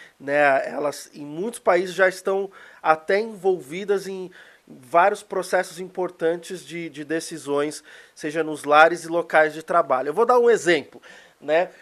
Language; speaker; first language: Portuguese; native; Portuguese